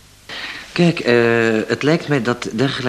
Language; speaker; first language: Dutch; native; Dutch